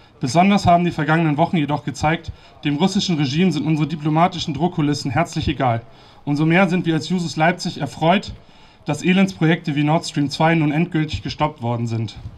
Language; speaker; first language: German; native; German